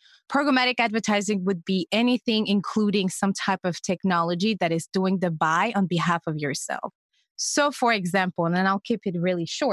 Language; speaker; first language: English; non-native, fluent; French